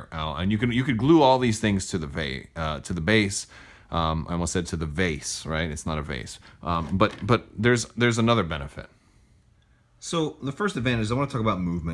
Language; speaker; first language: English; native; English